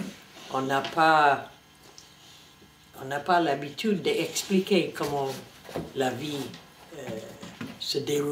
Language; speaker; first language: French; non-native, fluent; English